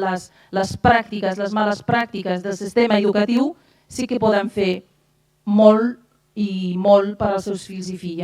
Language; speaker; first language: Catalan; non-native, fluent; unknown